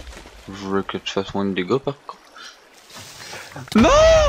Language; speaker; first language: French; native; French